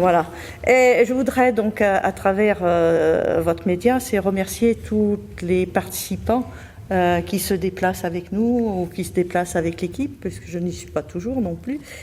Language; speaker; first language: French; native; French